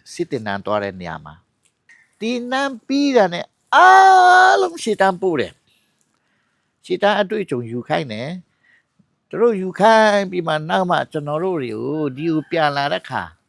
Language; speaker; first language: Burmese; non-native, local second language; Hakha Chin